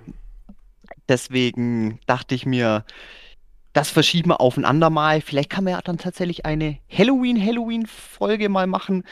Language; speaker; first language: German; native; German